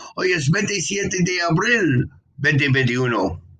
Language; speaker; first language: Spanish; non-native, learner; English